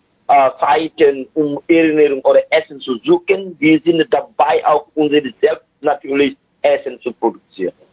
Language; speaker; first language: German; non-native, fluent; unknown